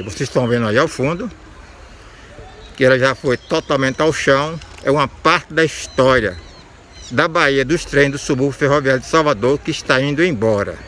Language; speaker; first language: Portuguese; native; Portuguese